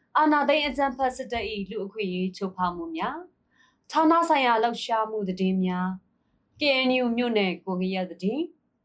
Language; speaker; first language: Burmese; non-native, local second language; S'gaw Karen